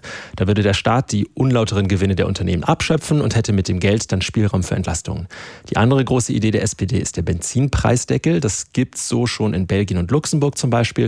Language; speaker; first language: German; native; German